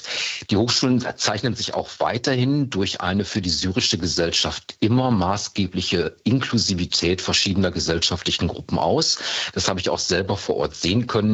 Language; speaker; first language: German; native; German